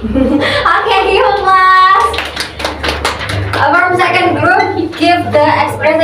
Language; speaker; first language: English; non-native, learner; Indonesian